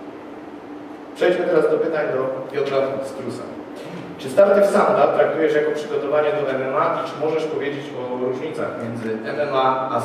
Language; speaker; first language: Polish; native; Polish